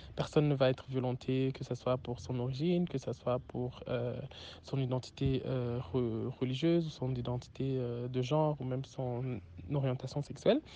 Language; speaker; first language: French; non-native, local second language; Kinyarwanda